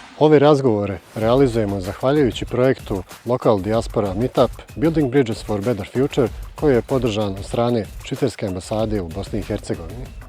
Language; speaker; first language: Bosnian; native; Bosnian